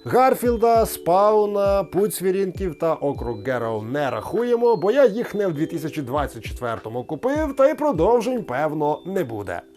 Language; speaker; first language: Ukrainian; native; Ukrainian